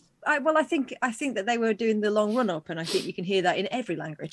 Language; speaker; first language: English; native; English